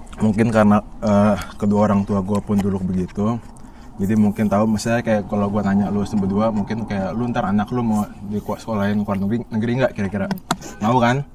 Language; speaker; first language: Indonesian; native; Indonesian